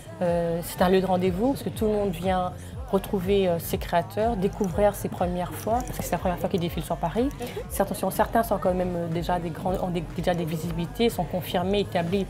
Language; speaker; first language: French; early bilingual, other home language; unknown